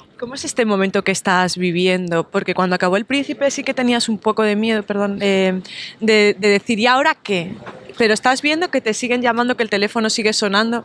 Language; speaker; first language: Spanish; native; Spanish